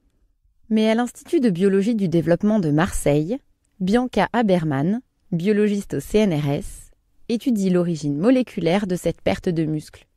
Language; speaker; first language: French; native; French